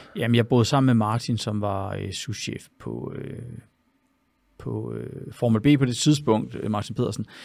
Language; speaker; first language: Danish; native; Danish